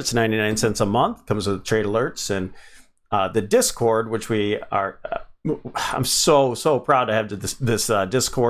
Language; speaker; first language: English; native; English